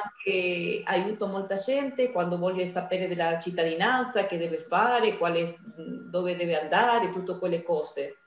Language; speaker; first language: Italian; non-native, fluent; Spanish